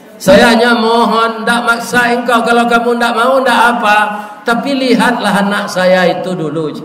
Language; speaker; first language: Malay; non-native, local second language; Minangkabau